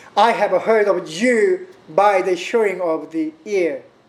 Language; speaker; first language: English; non-native, learner; Korean